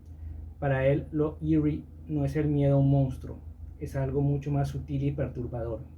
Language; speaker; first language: Spanish; native; Spanish